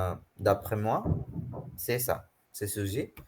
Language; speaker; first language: French; non-native, fluent; Hindi